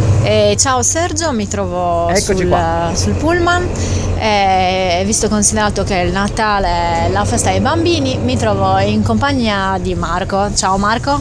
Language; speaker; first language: Italian; native; Italian